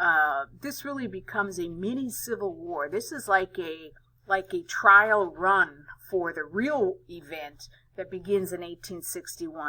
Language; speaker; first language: English; native; English